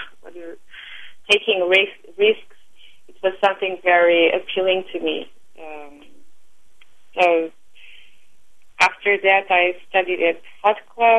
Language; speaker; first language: English; non-native, fluent; Portuguese